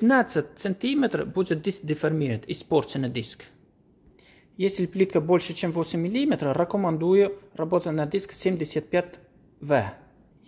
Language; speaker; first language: Russian; non-native, learner; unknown